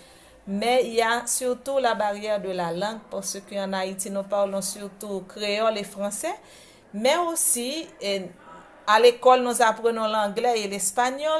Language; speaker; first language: French; non-native, local second language; Haitian Creole